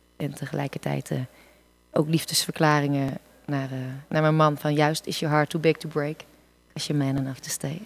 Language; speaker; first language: Dutch; native; Dutch